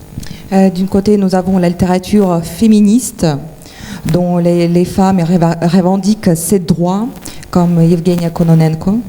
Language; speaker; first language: French; non-native, fluent; Ukrainian